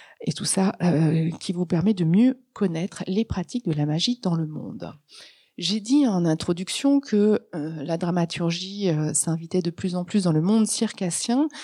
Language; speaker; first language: French; native; French